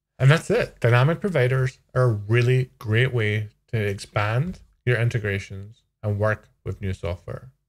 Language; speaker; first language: English; native; English